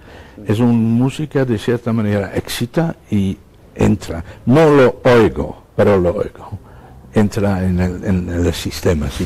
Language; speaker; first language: Spanish; non-native, fluent; Dutch